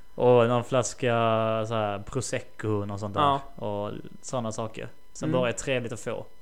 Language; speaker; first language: Swedish; native; Swedish